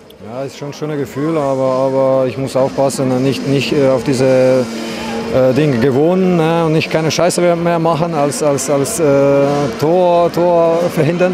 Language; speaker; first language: German; non-native, learner; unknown